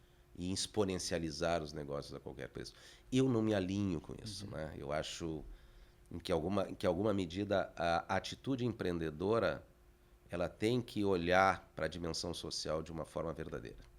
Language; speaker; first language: Portuguese; native; Portuguese